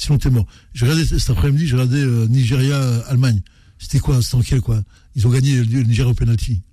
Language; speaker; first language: French; native; French